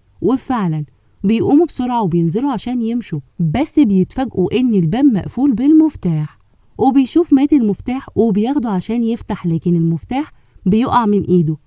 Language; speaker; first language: Arabic; native; Arabic